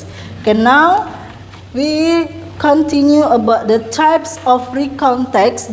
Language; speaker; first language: English; non-native, learner; Indonesian